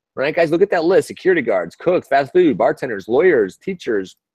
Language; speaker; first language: English; native; English